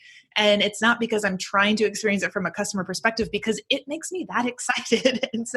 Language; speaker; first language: English; native; English